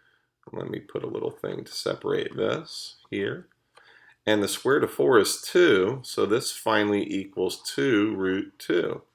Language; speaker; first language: English; native; English